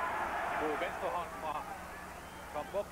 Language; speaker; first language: Danish; native; Danish